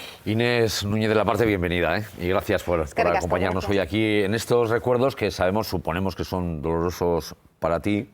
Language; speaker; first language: Spanish; native; Spanish